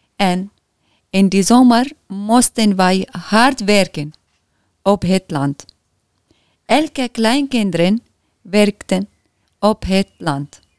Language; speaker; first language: Dutch; non-native, learner; Arabic